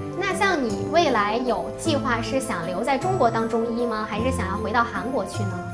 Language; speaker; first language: Chinese; native; Chinese